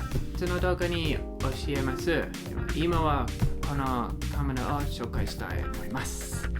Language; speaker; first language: Japanese; non-native, learner; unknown